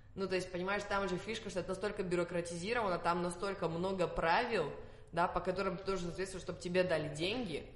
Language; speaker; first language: Russian; non-native, fluent; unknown